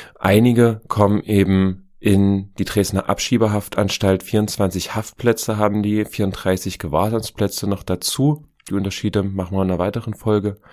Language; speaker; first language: German; native; German